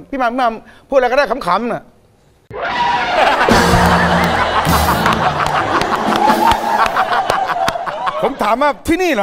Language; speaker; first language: Thai; native; Thai